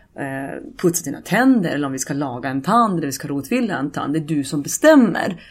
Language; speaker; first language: Swedish; early bilingual, other home language; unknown